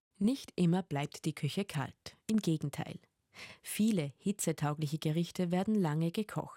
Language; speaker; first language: German; native; German